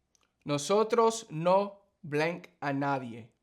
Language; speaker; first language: Spanish; early bilingual, heritage; English